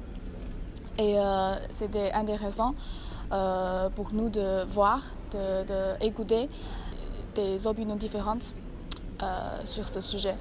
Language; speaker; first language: French; non-native, learner; Chinese